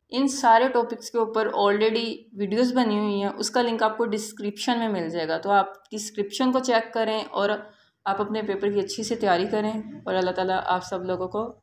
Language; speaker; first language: Urdu; native; Urdu